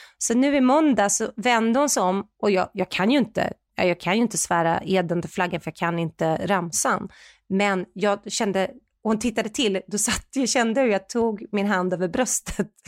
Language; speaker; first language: Swedish; native; Swedish